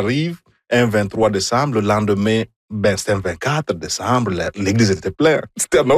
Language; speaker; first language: French; non-native, fluent; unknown